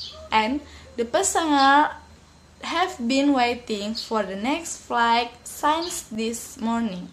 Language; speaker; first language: English; non-native, learner; Indonesian